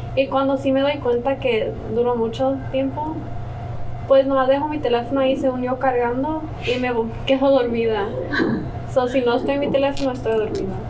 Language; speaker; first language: Spanish; early bilingual, other home language; English